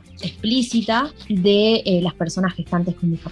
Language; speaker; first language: Spanish; native; Spanish